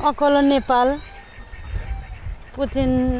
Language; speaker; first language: Romanian; non-native, learner; Nepali